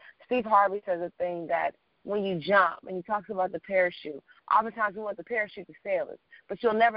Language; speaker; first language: English; native; English